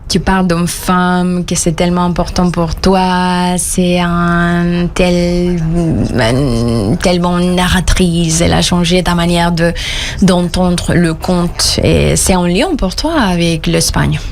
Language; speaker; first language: French; non-native, fluent; Spanish